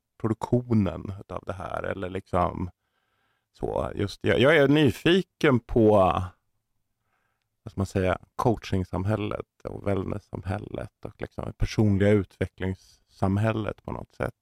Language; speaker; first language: Swedish; native; Swedish